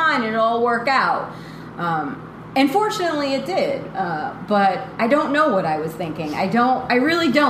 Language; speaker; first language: English; native; English